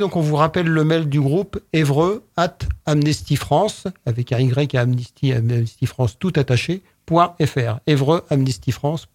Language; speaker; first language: French; native; French